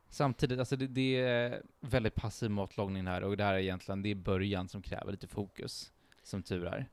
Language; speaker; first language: Swedish; early bilingual, other home language; Italian